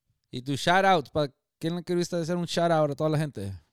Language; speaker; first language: Spanish; early bilingual, heritage; Spanish